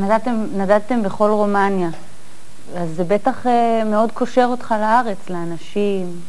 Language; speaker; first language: Hebrew; native; Hebrew